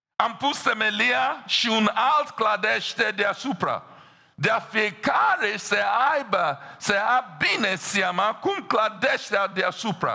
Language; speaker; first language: Romanian; non-native, fluent; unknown